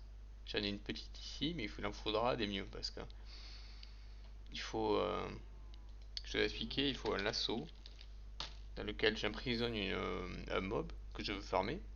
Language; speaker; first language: French; native; French